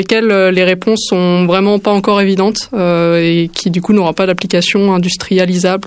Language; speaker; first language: French; native; French